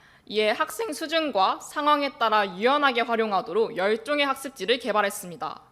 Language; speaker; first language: Korean; native; Korean